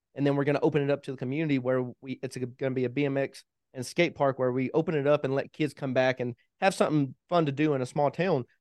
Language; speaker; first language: English; native; English